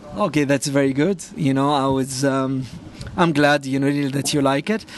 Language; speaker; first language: English; non-native, fluent; Arabic